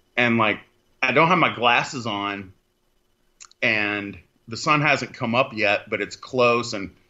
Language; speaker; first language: English; native; English